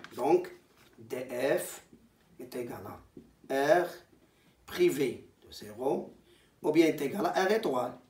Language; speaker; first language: French; non-native, local second language; Arabic